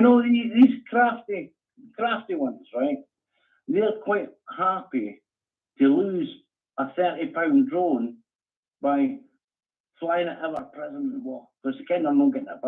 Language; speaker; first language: English; native; English